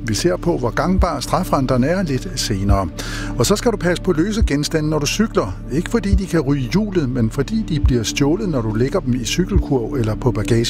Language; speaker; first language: Danish; native; Danish